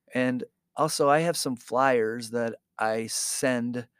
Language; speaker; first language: English; native; English